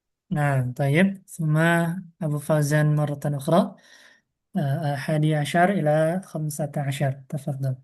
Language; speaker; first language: Arabic; non-native, fluent; Indonesian